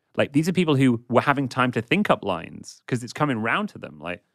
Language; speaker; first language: English; native; English